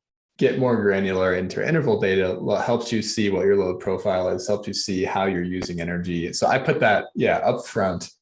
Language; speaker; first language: English; native; English